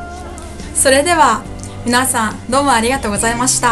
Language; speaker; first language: Japanese; non-native, fluent; Mongolian